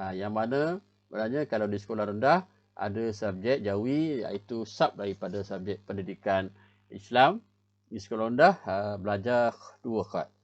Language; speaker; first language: Malay; native; Malay